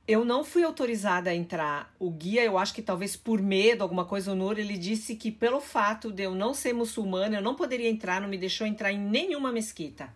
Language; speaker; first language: Portuguese; native; Portuguese